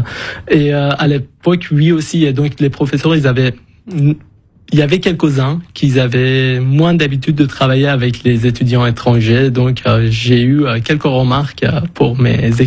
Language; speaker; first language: French; non-native, fluent; Persian